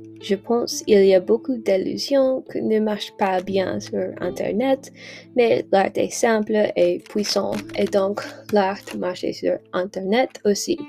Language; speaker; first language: French; non-native, learner; English